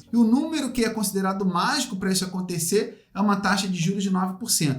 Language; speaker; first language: Portuguese; native; Portuguese